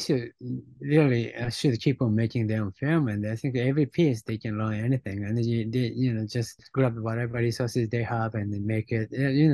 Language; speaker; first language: English; non-native, fluent; Japanese